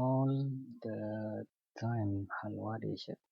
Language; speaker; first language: English; non-native, fluent; Indonesian